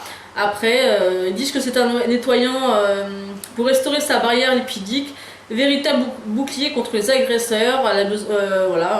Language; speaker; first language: French; native; French